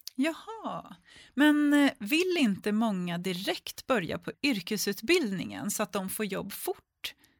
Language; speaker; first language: Swedish; native; Swedish